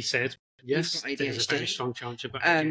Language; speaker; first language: English; native; English